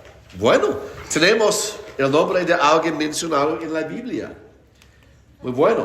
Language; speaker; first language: Spanish; non-native, fluent; English